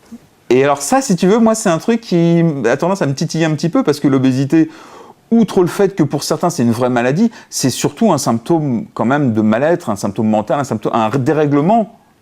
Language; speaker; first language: French; native; French